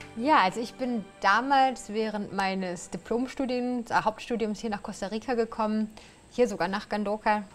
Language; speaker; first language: German; native; German